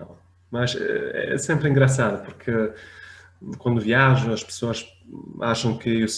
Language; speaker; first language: Portuguese; non-native, fluent; Arabic